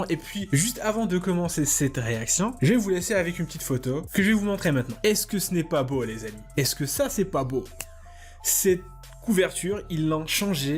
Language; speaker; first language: French; native; French